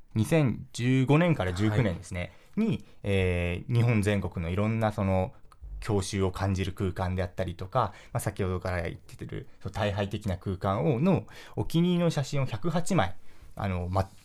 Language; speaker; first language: Japanese; native; Japanese